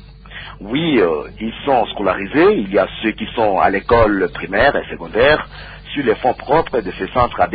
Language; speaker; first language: French; non-native, local second language; Swahili